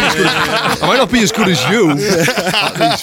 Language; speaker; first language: English; native; English